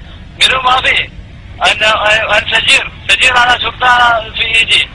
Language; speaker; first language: Arabic; non-native, learner; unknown